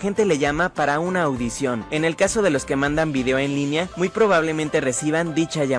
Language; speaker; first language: Spanish; native; Spanish